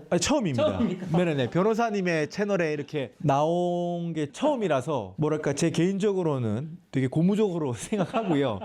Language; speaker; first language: Korean; native; Korean